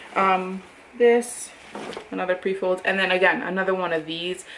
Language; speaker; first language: English; native; English